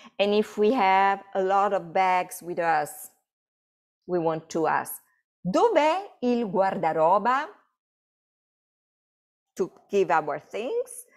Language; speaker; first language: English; non-native, fluent; Italian